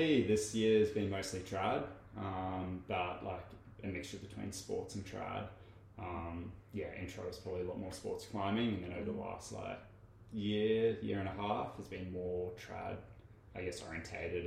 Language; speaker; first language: English; native; English